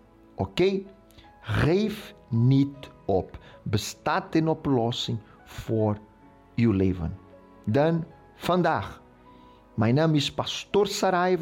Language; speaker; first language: Dutch; non-native, local second language; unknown